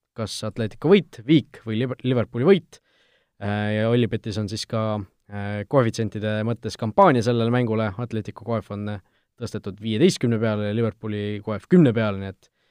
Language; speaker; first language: Estonian; native; Estonian